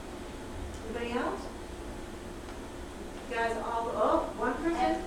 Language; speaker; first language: English; native; English